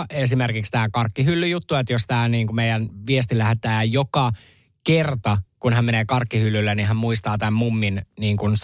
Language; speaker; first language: Finnish; native; Finnish